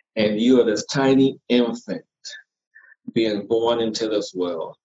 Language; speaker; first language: English; native; English